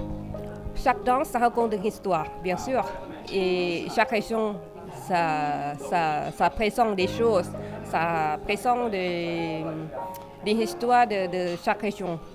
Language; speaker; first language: French; non-native, fluent; Thai